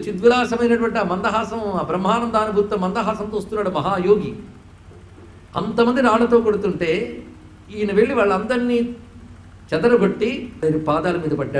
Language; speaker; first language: Telugu; native; Telugu